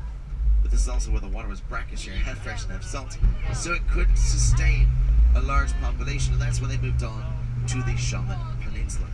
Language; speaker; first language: English; native; English